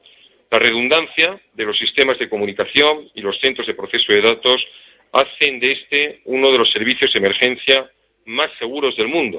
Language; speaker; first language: Spanish; native; Spanish